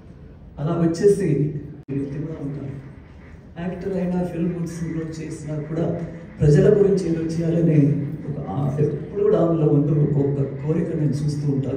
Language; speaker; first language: Telugu; native; Telugu